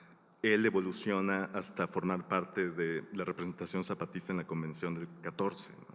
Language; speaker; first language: Spanish; native; Spanish